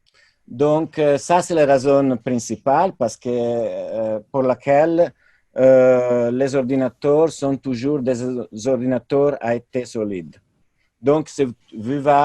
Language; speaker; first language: French; non-native, fluent; Italian